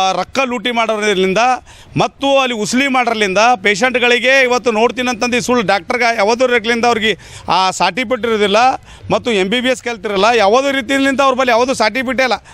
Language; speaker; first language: Kannada; native; Kannada